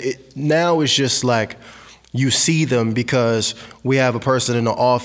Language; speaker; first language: English; native; English